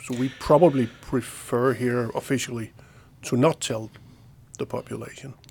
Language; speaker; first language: English; non-native, fluent; Danish